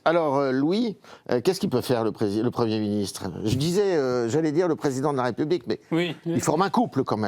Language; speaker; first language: French; native; French